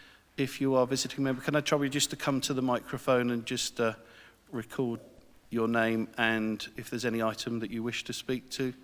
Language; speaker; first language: English; native; English